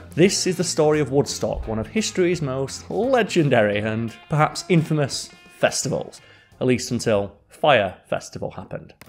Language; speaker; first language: English; native; English